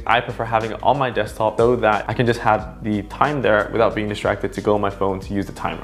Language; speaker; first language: English; native; English